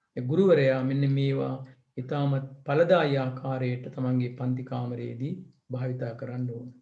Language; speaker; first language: Sinhala; native; Sinhala